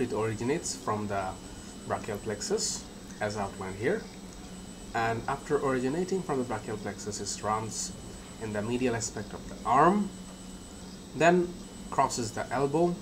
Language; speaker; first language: English; non-native, local second language; Bangla